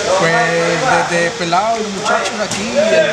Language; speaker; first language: Spanish; native; Spanish